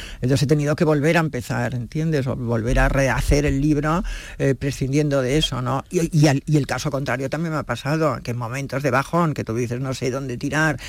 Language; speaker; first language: Spanish; native; Spanish